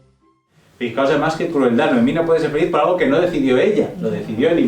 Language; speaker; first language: Spanish; native; Spanish